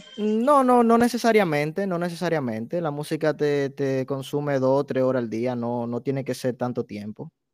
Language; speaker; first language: Spanish; native; Spanish